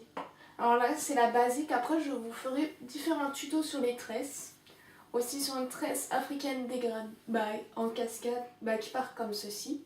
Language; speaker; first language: French; native; French